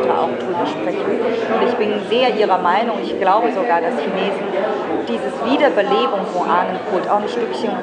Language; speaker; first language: German; non-native, fluent; Chinese